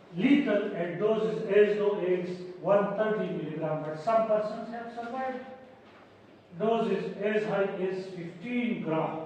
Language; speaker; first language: English; non-native, local second language; Urdu